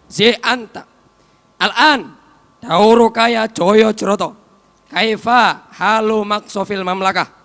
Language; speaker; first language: Arabic; non-native, learner; Indonesian